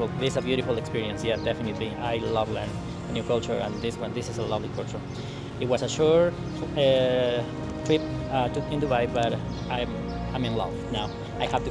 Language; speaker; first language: English; non-native, local second language; Spanish